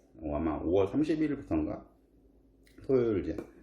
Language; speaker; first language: Korean; native; Korean